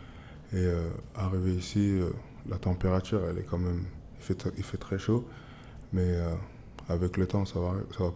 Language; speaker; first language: French; native; French